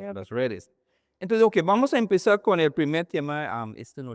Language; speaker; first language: Spanish; non-native, learner; English